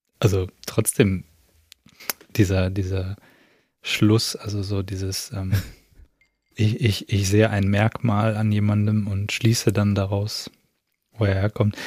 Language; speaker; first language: German; native; German